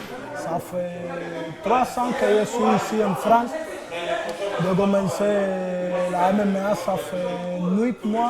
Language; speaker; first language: French; non-native, learner; Spanish